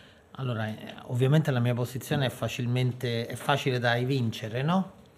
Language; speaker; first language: Italian; native; Italian